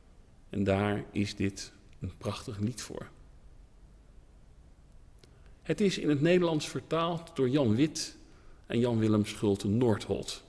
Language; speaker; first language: Dutch; native; Dutch